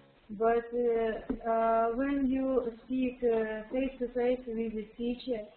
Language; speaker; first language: English; non-native, learner; Russian